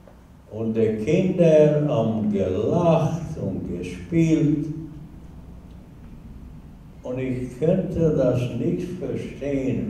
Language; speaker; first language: German; non-native, learner; Hungarian